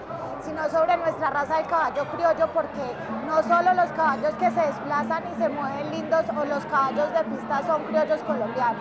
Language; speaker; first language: Spanish; native; Spanish